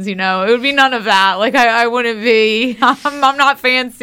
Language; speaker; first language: English; native; English